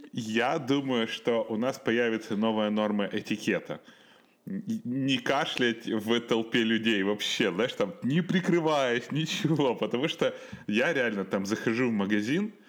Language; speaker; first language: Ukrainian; non-native, local second language; Russian